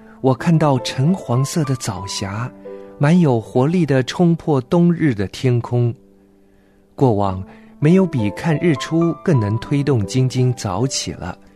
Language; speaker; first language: Chinese; non-native, local second language; Cantonese